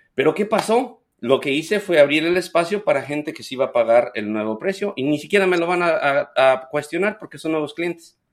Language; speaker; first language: Spanish; native; Spanish